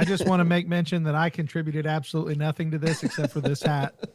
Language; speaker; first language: English; native; English